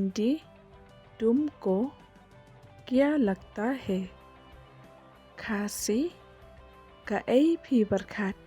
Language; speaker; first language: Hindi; non-native, local second language; Khasi